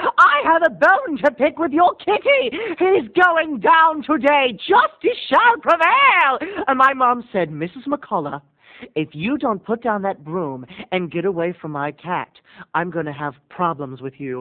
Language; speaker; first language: English; native; English